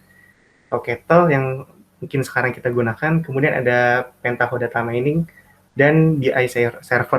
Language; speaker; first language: Indonesian; native; Indonesian